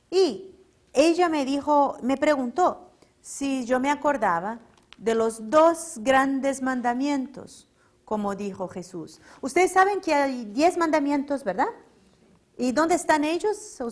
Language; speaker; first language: Spanish; non-native, fluent; Portuguese